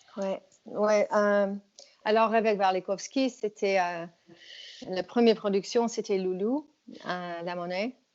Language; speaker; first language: French; non-native, fluent; English